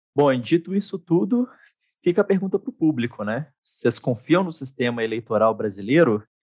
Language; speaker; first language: Portuguese; native; Portuguese